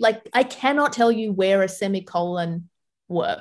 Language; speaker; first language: English; early bilingual, other home language; Arabic